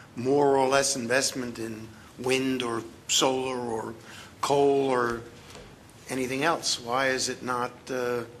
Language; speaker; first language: English; native; English